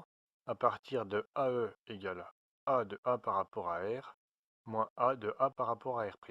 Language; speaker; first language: French; native; French